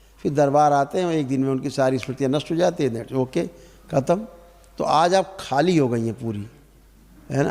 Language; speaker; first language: Hindi; native; Hindi